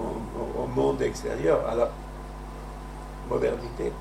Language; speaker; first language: French; non-native, fluent; Spanish